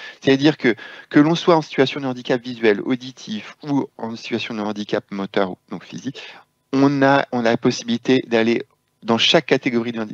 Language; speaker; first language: French; native; French